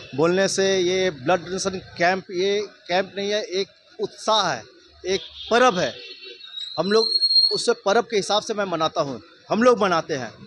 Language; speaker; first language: Hindi; non-native, local second language; Bangla